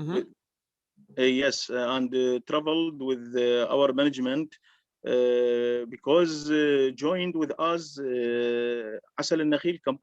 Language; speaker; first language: English; non-native, learner; Arabic